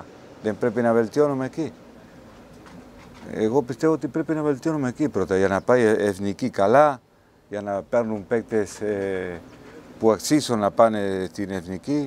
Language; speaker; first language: Greek; non-native, learner; Spanish